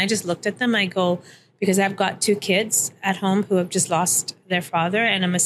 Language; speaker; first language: English; early bilingual, other home language; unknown